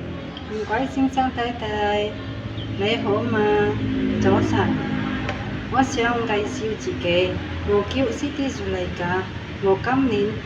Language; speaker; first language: Cantonese; non-native, learner; Indonesian